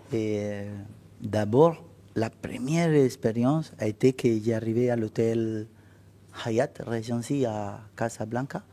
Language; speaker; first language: French; non-native, fluent; Spanish